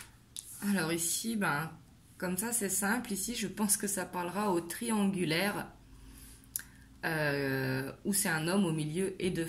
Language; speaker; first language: French; native; French